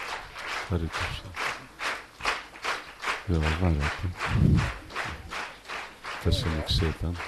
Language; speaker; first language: Hungarian; early bilingual, heritage; Hungarian